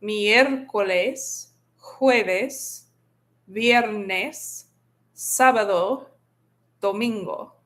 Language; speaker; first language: Spanish; non-native, fluent; English